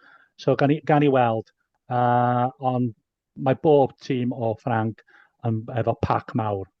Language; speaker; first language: Welsh; native; Welsh